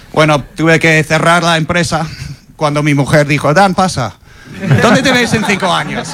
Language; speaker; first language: Spanish; non-native, fluent; English